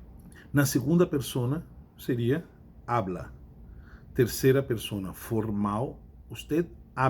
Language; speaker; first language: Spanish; non-native, fluent; Portuguese